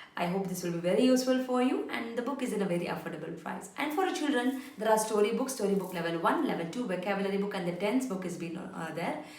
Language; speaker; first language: English; non-native, local second language; Kannada